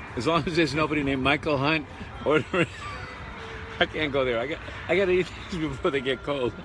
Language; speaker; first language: English; native; English